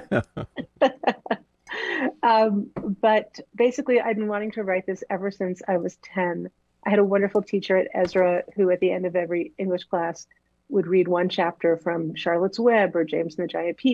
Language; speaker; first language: English; native; English